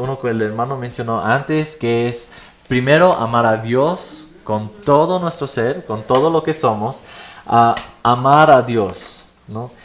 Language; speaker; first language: Spanish; non-native, fluent; English